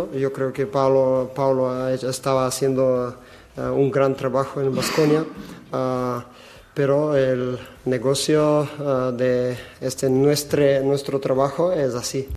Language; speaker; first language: Spanish; non-native, fluent; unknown